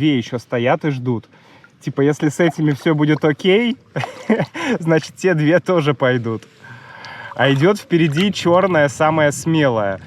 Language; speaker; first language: Russian; native; Russian